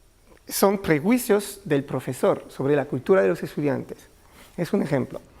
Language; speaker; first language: Spanish; non-native, learner; French